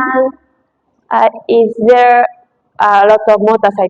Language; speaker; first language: English; non-native, learner; Japanese